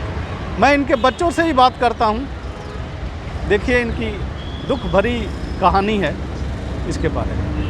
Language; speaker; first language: Hindi; native; Hindi